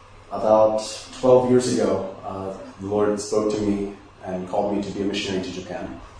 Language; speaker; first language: English; native; English